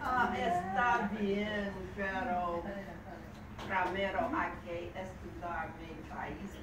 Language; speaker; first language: Spanish; non-native, learner; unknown